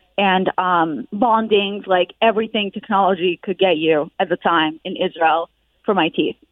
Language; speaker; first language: English; non-native, fluent; Hebrew